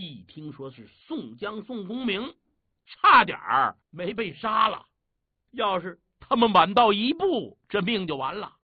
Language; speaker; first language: Chinese; native; Chinese